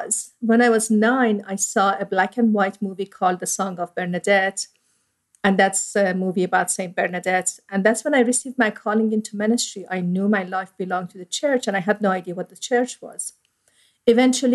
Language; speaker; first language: English; non-native, fluent; Persian